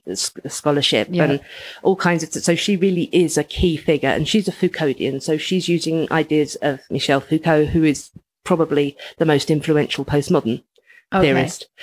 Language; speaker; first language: English; native; English